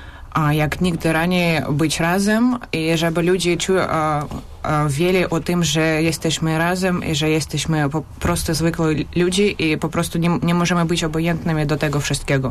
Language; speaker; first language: Polish; non-native, learner; Russian